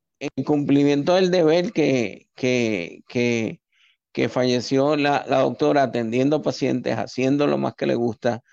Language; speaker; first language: Spanish; native; Spanish